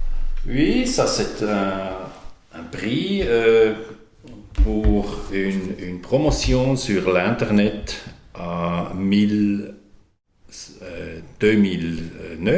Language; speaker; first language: French; non-native, learner; German